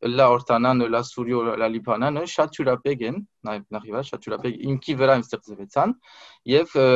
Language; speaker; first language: Armenian; early bilingual, heritage; Armenian